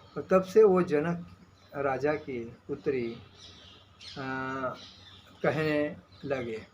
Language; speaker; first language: Hindi; non-native, local second language; Marathi